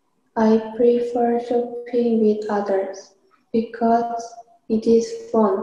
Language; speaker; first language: English; non-native, learner; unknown